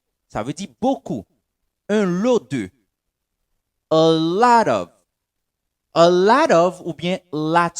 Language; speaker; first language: French; non-native, local second language; Haitian Creole